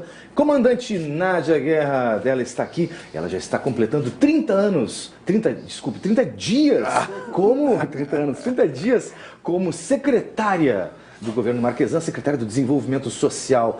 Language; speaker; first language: Portuguese; native; Portuguese